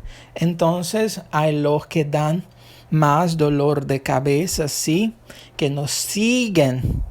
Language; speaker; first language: Spanish; non-native, fluent; Portuguese